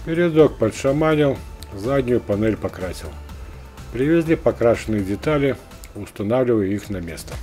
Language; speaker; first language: Russian; native; Russian